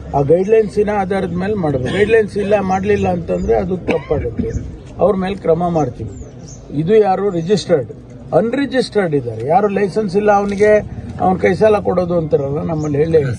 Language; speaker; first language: Kannada; native; Kannada